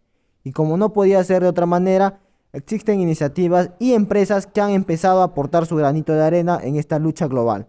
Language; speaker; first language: Spanish; native; Spanish